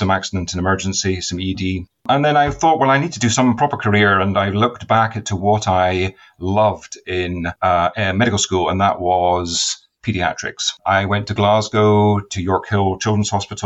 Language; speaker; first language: English; native; English